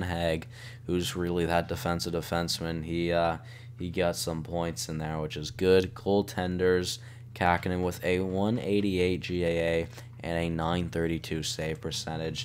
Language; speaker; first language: English; native; English